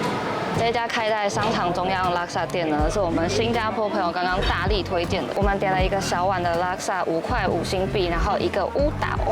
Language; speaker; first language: Chinese; native; Chinese